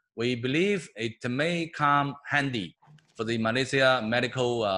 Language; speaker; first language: English; non-native, fluent; Chinese